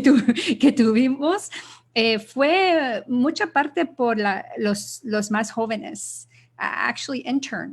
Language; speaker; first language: Spanish; early bilingual, other home language; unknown